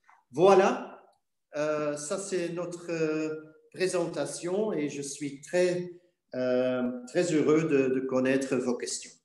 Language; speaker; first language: French; non-native, fluent; Dutch